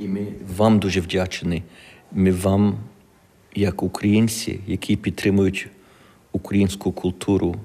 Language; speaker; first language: Ukrainian; early bilingual, heritage; Ukrainian